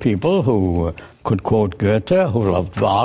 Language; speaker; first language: English; early bilingual, other home language; Yiddish